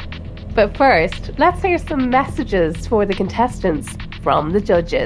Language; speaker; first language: English; native; English